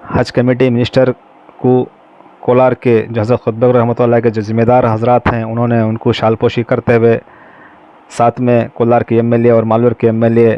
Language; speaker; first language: Urdu; native; Urdu